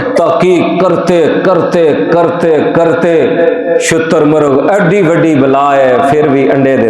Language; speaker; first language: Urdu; non-native, local second language; Punjabi